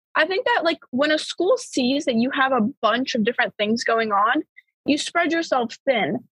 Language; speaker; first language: English; early bilingual, other home language; Bulgarian